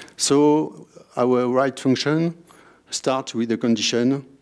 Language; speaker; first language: English; non-native, fluent; French